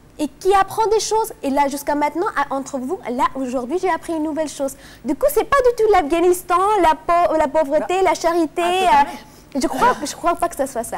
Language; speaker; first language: French; non-native, fluent; Persian